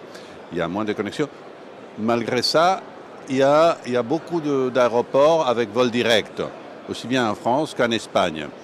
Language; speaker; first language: French; non-native, fluent; Spanish